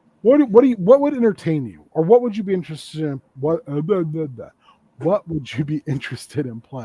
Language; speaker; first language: English; native; English